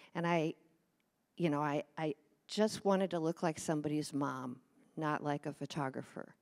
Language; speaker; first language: English; native; English